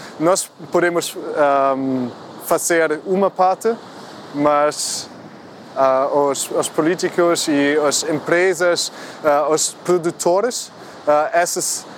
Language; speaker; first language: Portuguese; non-native, fluent; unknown